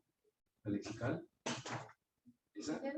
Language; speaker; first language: Spanish; native; Spanish